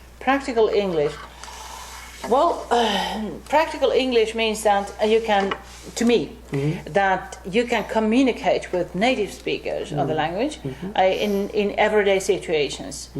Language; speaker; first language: English; non-native, fluent; Finnish